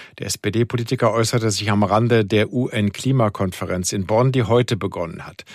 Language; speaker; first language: German; native; German